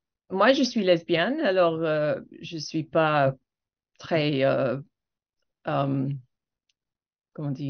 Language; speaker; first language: French; non-native, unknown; English